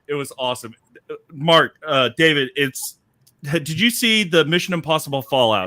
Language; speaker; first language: English; native; English